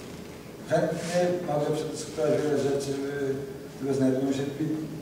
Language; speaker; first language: Polish; native; Polish